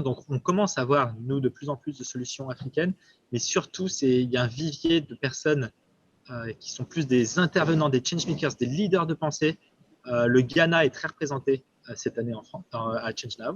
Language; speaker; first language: French; native; French